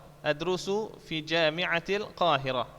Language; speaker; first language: Arabic; non-native, fluent; Indonesian